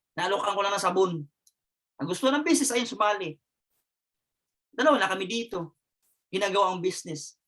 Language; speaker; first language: Filipino; non-native, local second language; Cebuano